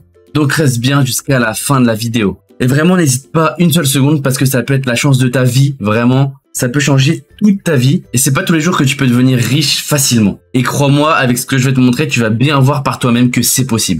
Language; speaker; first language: French; native; French